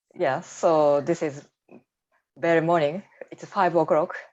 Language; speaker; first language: English; non-native, learner; Japanese